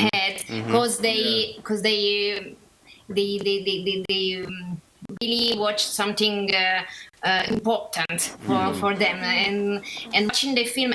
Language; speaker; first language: English; non-native, learner; Italian